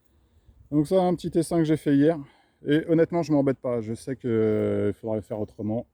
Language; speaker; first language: French; native; French